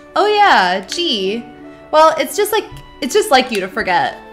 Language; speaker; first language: English; native; English